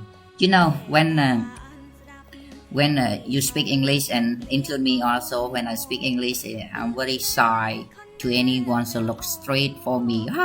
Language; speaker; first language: English; non-native, learner; Khmer